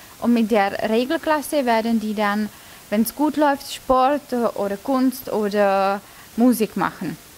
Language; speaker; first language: German; non-native, fluent; Czech